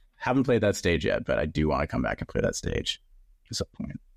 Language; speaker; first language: English; native; English